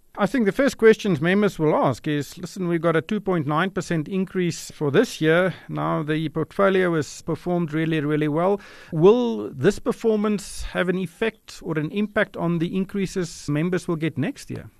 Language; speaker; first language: English; non-native, local second language; Afrikaans